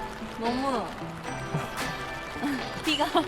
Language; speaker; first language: Korean; non-native, learner; Japanese